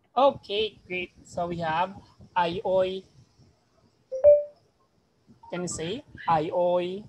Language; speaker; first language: English; non-native, fluent; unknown